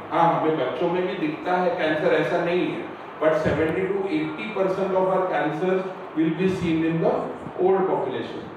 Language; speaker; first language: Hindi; non-native, local second language; Marathi